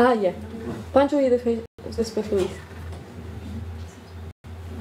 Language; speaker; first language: Spanish; non-native, fluent; English